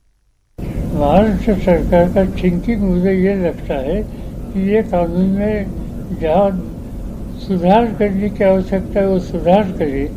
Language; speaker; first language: Hindi; non-native, local second language; Marathi